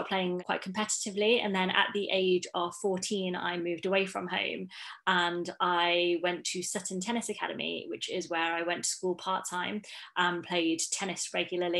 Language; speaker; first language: English; native; English